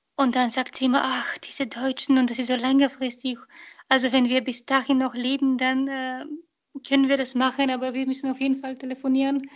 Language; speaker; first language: German; non-native, fluent; Bulgarian